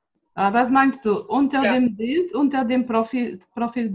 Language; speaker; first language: German; non-native, fluent; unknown